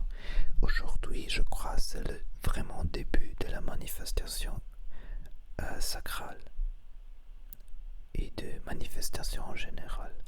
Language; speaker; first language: French; non-native, learner; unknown